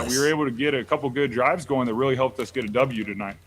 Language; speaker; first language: English; native; English